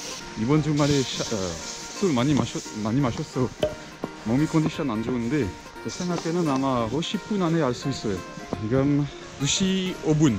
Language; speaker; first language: Korean; non-native, learner; French